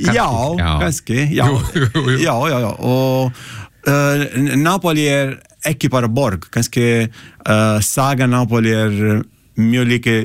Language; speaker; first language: Icelandic; non-native, learner; Italian